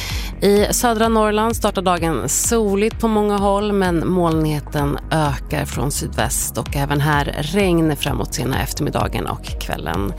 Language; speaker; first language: Swedish; native; Swedish